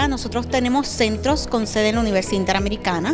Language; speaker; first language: Spanish; native; Spanish